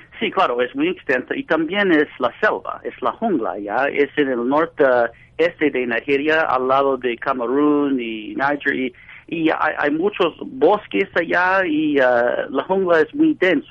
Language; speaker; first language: Spanish; non-native, fluent; English